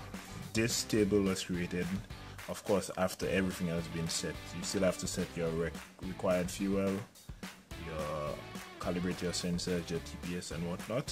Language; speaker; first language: English; native; English